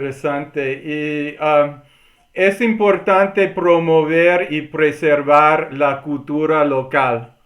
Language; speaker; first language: Spanish; non-native, learner; English